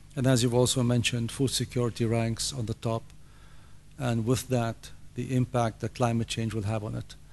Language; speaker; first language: English; non-native, fluent; Arabic